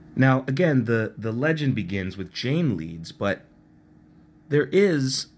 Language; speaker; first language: English; native; English